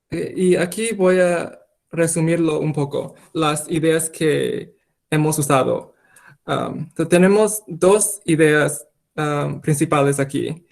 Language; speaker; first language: Spanish; non-native, fluent; English